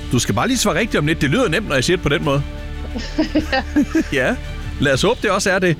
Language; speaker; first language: Danish; native; Danish